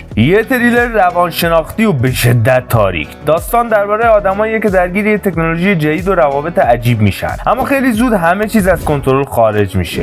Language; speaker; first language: Persian; native; Persian